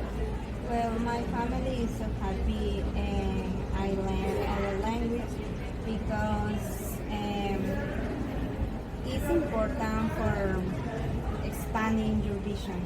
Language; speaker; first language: English; non-native, learner; Spanish